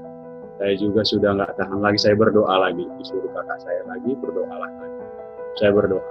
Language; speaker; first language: Indonesian; native; Indonesian